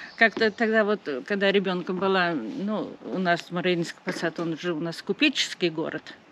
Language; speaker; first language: Russian; native; Russian